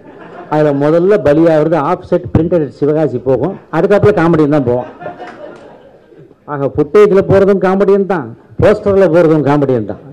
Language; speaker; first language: Tamil; native; Tamil